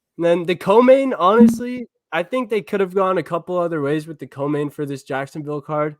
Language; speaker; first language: English; native; English